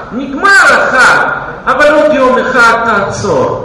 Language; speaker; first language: Hebrew; non-native, fluent; Russian